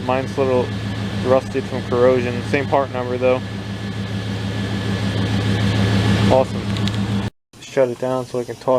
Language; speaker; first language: English; native; English